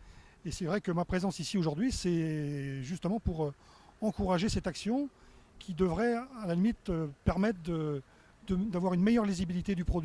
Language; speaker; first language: French; native; French